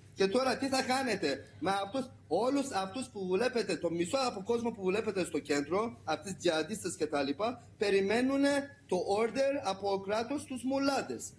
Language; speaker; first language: Greek; non-native, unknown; Persian